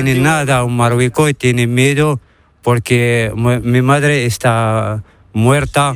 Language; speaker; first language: Spanish; non-native, learner; Arabic